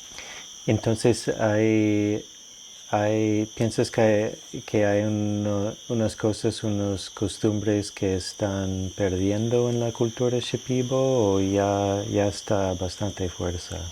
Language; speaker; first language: Spanish; non-native, fluent; English